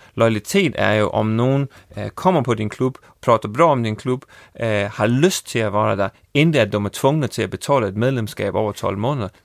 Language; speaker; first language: Danish; native; Danish